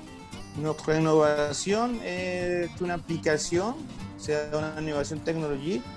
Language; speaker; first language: French; non-native, learner; Spanish